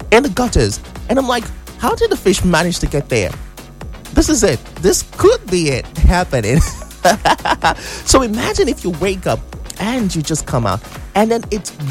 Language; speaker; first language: English; non-native, local second language; Igbo